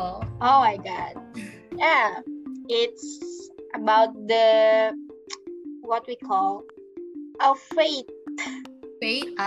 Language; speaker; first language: English; non-native, learner; Indonesian